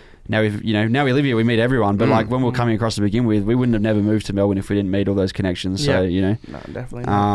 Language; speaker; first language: English; native; English